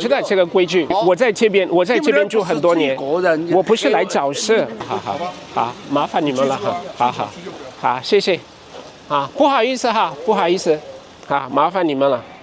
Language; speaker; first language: Chinese; non-native, fluent; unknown